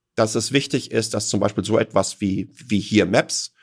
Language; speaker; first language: German; native; German